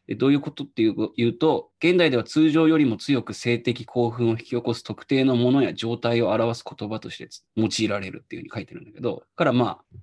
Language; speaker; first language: Japanese; native; Japanese